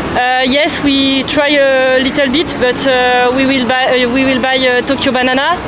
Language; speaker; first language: English; non-native, fluent; French